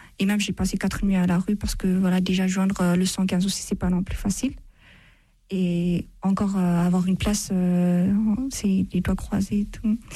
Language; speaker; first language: French; non-native, fluent; Amharic